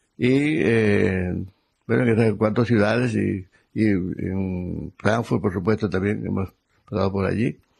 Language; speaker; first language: Spanish; native; Spanish